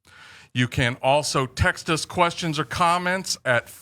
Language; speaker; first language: English; native; English